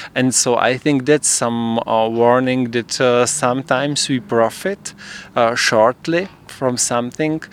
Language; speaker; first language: English; non-native, fluent; Czech